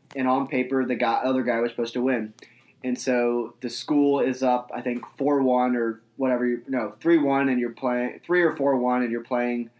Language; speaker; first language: English; native; English